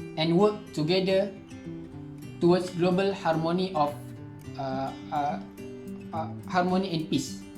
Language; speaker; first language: English; non-native, learner; Malay